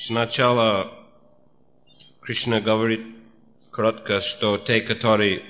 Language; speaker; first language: Russian; non-native, fluent; English